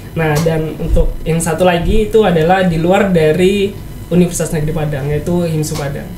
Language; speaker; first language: Indonesian; native; Indonesian